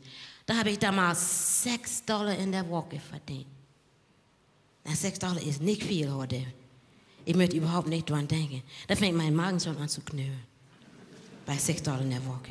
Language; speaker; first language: German; non-native, learner; English